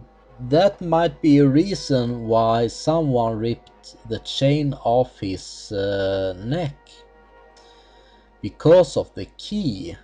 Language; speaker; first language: English; non-native, fluent; Swedish